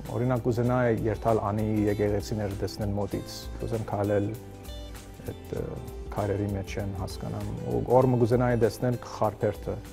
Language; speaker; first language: Armenian; early bilingual, heritage; Armenian